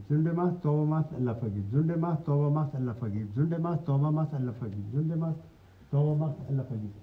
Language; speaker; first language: German; non-native, fluent; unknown